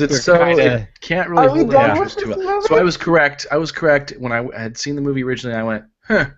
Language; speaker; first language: English; native; English